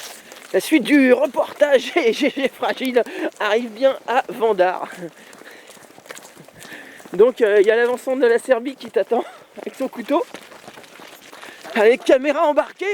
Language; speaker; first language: French; native; French